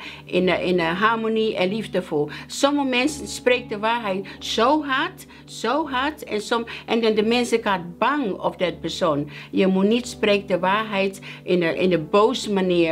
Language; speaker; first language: Dutch; non-native, learner; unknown